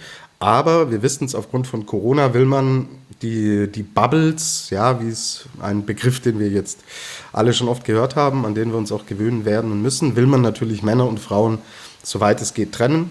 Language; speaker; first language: German; native; German